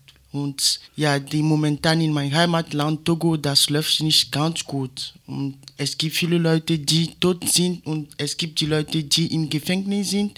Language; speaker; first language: German; non-native, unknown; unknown